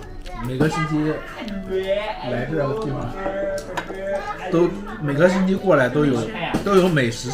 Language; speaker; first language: Chinese; non-native, fluent; English